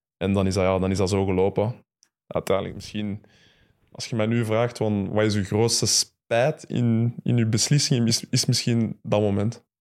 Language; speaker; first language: Dutch; early bilingual, other home language; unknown